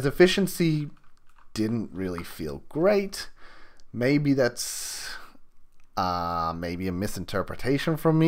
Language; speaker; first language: English; native; English